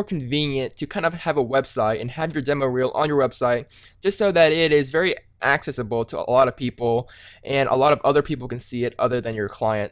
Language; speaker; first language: English; native; English